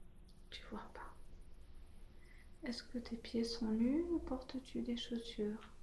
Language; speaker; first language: French; native; French